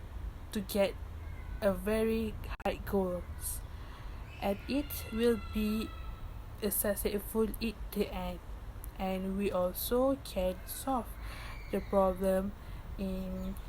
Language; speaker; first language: English; non-native, local second language; Malay